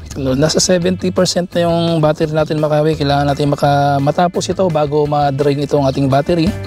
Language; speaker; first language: Filipino; non-native, local second language; Cebuano